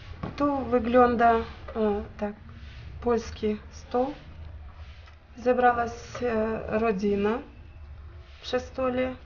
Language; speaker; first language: Polish; early bilingual, heritage; Polish